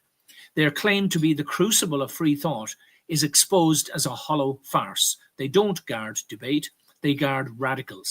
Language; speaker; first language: English; native; English